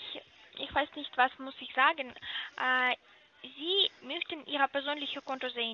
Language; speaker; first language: German; non-native, learner; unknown